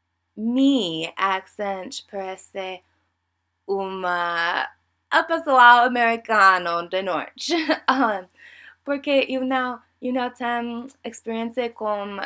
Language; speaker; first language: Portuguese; non-native, learner; English